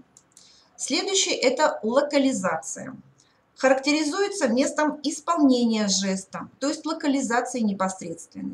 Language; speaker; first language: Russian; native; Russian